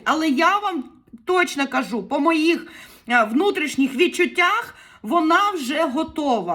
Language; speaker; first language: Ukrainian; native; Ukrainian